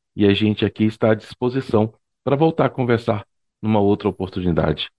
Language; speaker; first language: Portuguese; native; Portuguese